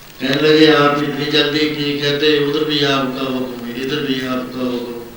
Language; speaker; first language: Hindi; non-native, local second language; Punjabi